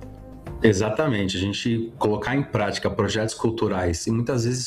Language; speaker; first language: Portuguese; native; Portuguese